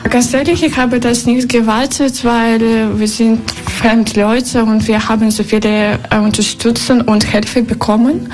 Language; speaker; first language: German; non-native, learner; Russian